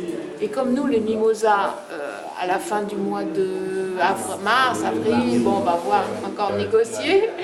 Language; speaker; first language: French; native; French